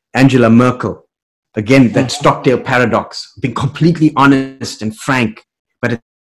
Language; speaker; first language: English; native; English